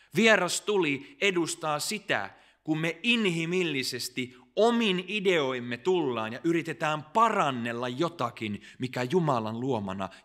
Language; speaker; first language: Finnish; early bilingual, heritage; Finnish